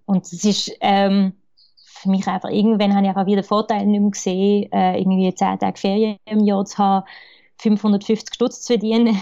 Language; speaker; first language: German; early bilingual, other home language; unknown